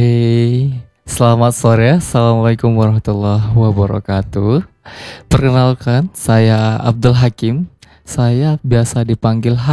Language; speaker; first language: Indonesian; native; Indonesian